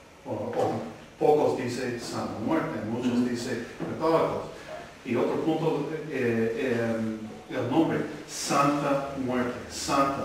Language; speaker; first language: Spanish; early bilingual, heritage; English